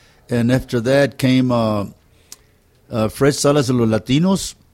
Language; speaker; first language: English; early bilingual, other home language; Spanish